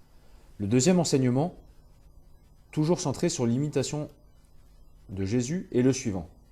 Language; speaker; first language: French; native; French